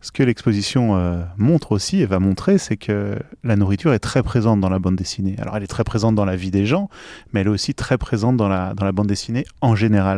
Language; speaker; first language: French; native; French